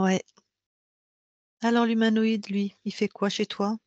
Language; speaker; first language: French; native; French